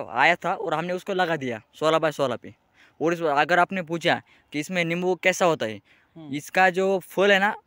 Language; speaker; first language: Hindi; non-native, local second language; Marathi